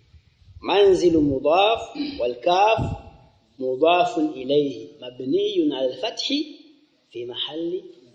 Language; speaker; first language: Arabic; non-native, fluent; Swahili